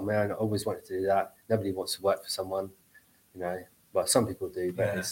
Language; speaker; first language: English; native; English